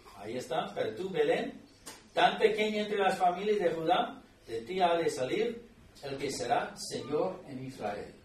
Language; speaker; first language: Spanish; non-native, fluent; English